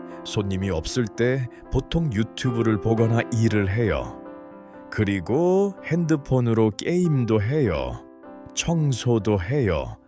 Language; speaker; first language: Korean; non-native, fluent; Uzbek